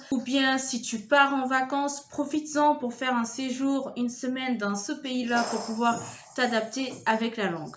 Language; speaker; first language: French; non-native, fluent; Portuguese